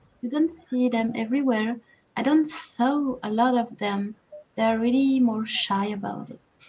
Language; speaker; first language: English; non-native, learner; French